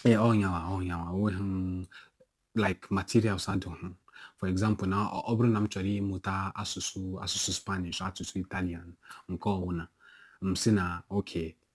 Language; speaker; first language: Igbo; non-native, local second language; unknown